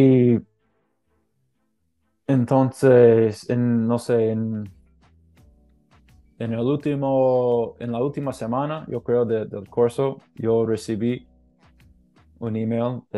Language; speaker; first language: Spanish; non-native, learner; English